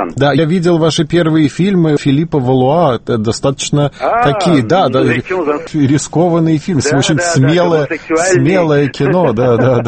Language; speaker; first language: Russian; native; Russian